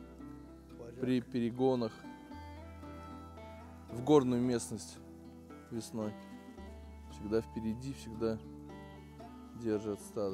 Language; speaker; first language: Russian; native; Russian